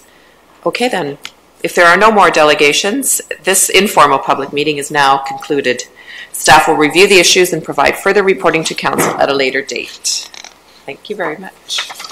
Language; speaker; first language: English; native; English